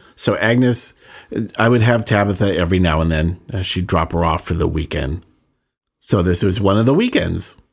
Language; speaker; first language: English; native; English